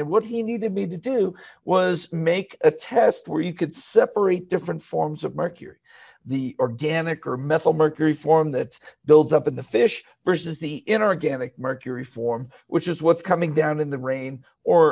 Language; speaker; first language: English; native; English